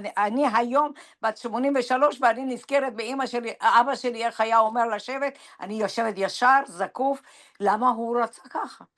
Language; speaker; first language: Hebrew; non-native, fluent; Persian